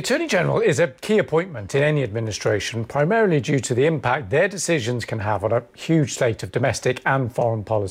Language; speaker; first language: English; native; English